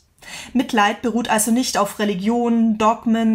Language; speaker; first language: German; native; German